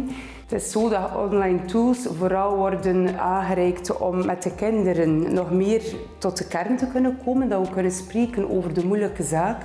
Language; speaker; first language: Dutch; native; Dutch